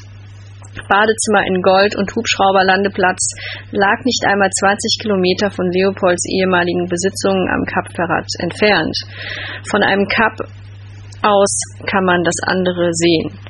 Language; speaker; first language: German; native; German